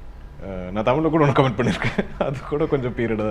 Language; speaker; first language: Tamil; non-native, local second language; Malayalam